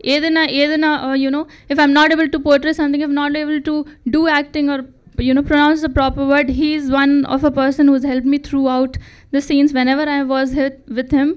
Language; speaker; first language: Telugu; non-native, learner; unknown